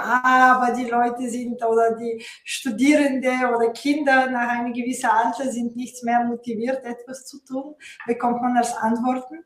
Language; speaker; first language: German; non-native, fluent; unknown